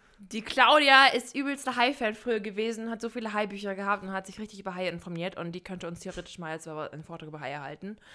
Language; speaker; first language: German; native; German